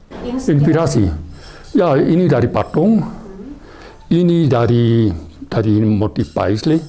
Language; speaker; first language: Indonesian; non-native, learner; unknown